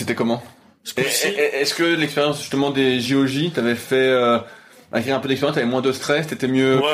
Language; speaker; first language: French; native; French